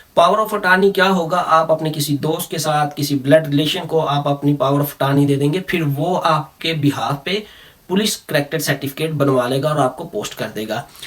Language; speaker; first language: Urdu; non-native, local second language; Punjabi